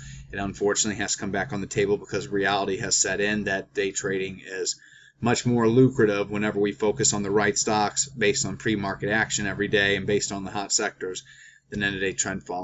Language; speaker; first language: English; native; English